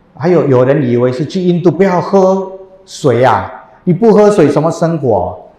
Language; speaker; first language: Chinese; non-native, fluent; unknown